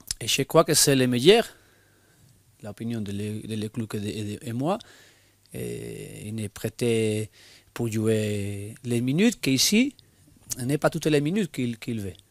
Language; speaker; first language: French; non-native, learner; Spanish